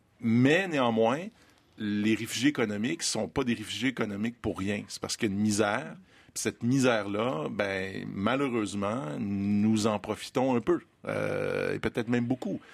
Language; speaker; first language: French; native; French